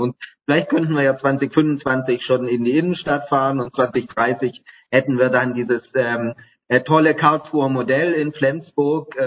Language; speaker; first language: German; native; German